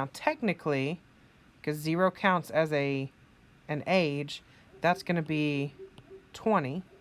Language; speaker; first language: English; native; English